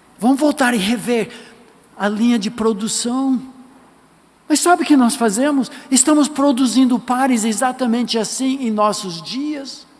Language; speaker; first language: Portuguese; non-native, fluent; English